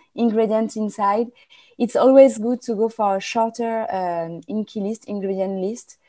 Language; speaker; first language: English; non-native, fluent; French